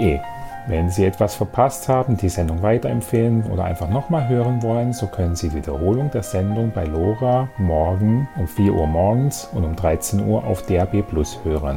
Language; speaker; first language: German; native; German